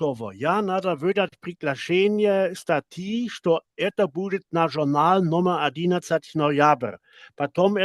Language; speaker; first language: Russian; non-native, learner; German